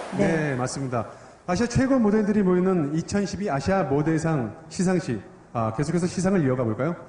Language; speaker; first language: Korean; native; Korean